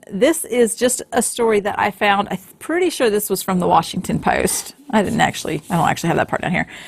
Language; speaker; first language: English; native; English